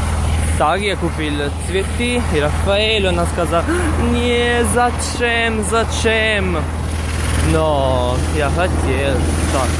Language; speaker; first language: Russian; non-native, learner; Italian